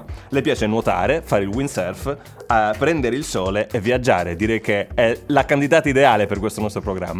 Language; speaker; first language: Italian; native; Italian